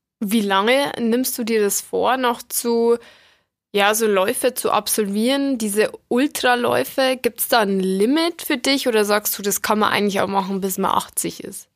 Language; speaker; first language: German; native; German